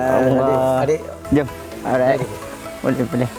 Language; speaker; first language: Malay; native; Malay